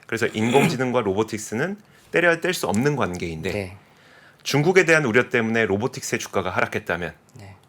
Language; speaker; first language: Korean; native; Korean